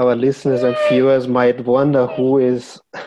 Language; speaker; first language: English; non-native, fluent; German